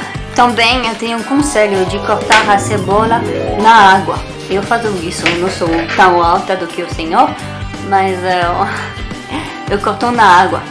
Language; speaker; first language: Portuguese; non-native, learner; French